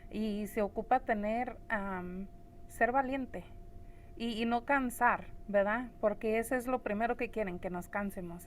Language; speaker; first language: Spanish; early bilingual, heritage; English